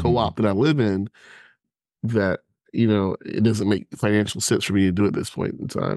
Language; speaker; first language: English; native; English